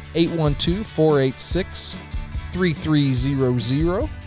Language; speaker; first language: English; native; English